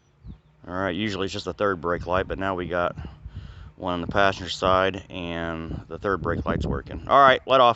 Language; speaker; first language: English; native; English